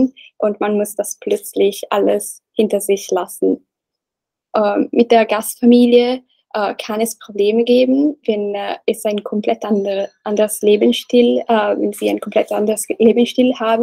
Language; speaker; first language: German; non-native, learner; Italian